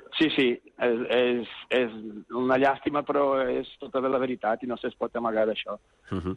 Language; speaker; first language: Catalan; non-native, fluent; Portuguese